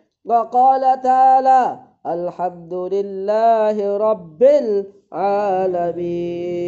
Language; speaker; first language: Arabic; non-native, fluent; Indonesian